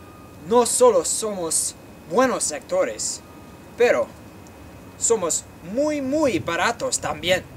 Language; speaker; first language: Spanish; non-native, learner; English